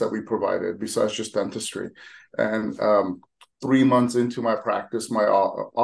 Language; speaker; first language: English; early bilingual, other home language; Armenian